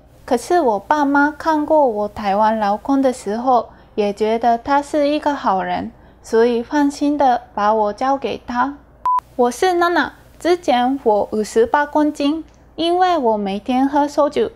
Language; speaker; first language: Chinese; non-native, fluent; Japanese